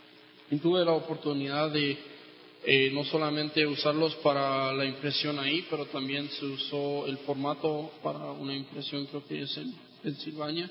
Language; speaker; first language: Spanish; non-native, local second language; English